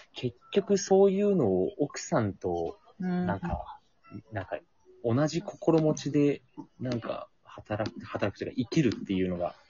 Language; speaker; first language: Japanese; native; Japanese